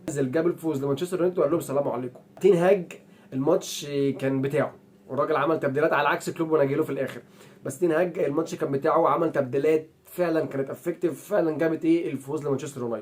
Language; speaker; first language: Arabic; native; Arabic